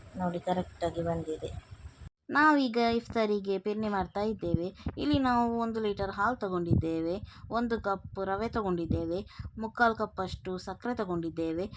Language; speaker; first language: Kannada; non-native, local second language; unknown